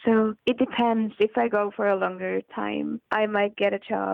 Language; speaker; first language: English; non-native, fluent; Finnish